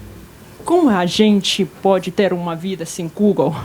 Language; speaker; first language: Portuguese; non-native, fluent; Chinese